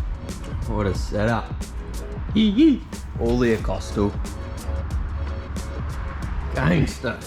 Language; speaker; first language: English; native; English